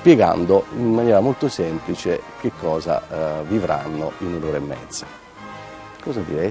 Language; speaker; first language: Italian; native; Italian